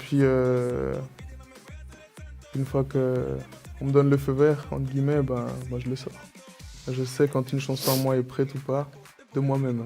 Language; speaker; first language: French; early bilingual, other home language; Spanish